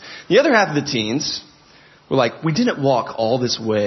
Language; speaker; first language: English; native; English